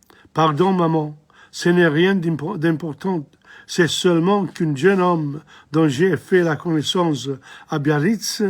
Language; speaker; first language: French; non-native, fluent; English